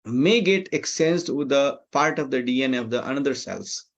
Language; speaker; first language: English; non-native, local second language; Nepali